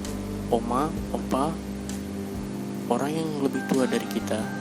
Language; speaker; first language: Indonesian; native; Indonesian